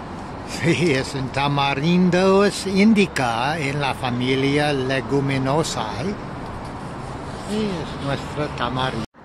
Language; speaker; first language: Spanish; non-native, learner; English